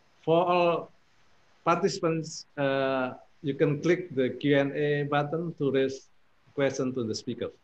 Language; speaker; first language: English; non-native, fluent; Indonesian